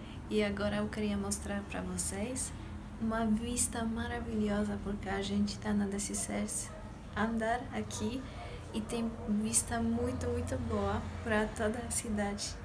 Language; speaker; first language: Portuguese; non-native, fluent; Polish